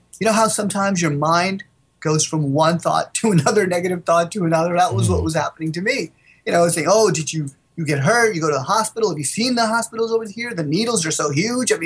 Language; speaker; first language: English; native; English